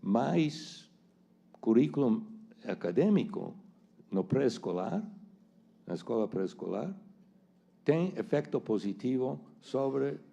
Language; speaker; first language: Portuguese; non-native, fluent; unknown